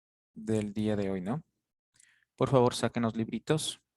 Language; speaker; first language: Spanish; native; Spanish